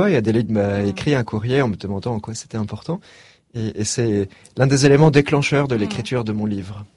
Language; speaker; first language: French; native; French